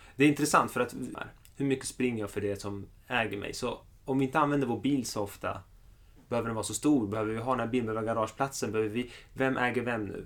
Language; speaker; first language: Swedish; early bilingual, other home language; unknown